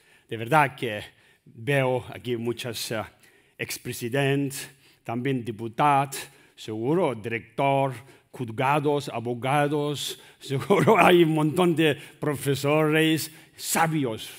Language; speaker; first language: Spanish; non-native, learner; Tibetan